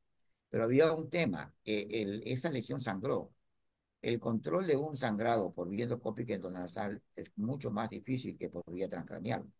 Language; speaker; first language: Spanish; native; Spanish